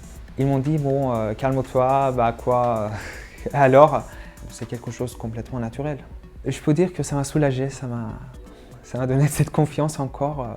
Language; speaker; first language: French; non-native, fluent; Persian